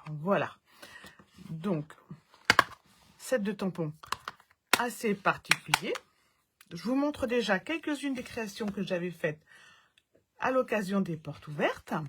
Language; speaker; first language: French; native; French